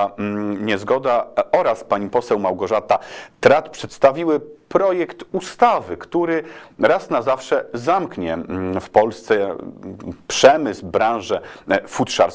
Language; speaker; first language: Polish; native; Polish